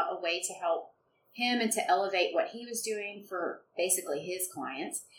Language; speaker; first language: English; native; English